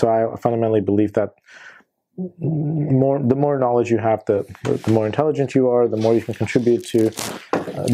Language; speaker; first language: English; native; English